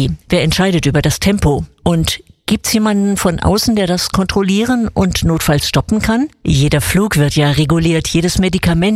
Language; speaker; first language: German; native; German